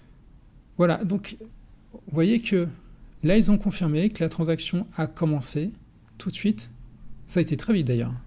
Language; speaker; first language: French; native; French